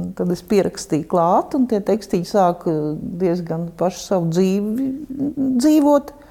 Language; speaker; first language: Latvian; non-native, local second language; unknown